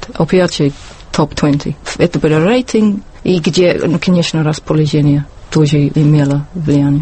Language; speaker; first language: Russian; non-native, learner; English